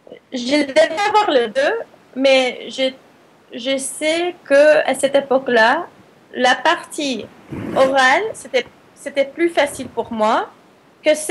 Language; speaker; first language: French; non-native, fluent; Spanish